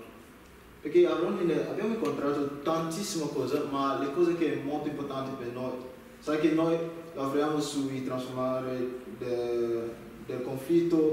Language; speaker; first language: Italian; non-native, learner; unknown